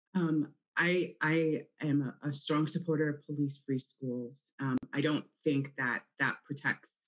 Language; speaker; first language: English; native; English